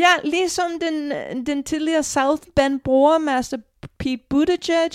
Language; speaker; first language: Danish; non-native, fluent; English